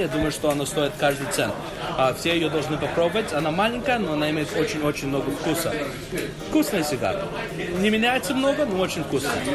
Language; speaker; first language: Russian; early bilingual, heritage; Russian